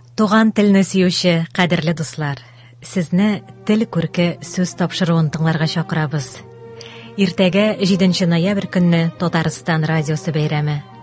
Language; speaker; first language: Tatar; native; Tatar